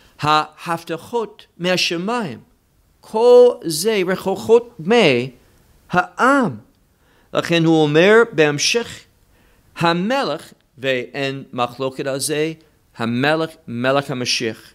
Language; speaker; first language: Hebrew; non-native, fluent; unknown